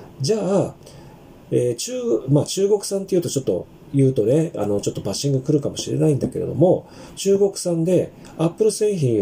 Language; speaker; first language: Japanese; native; Japanese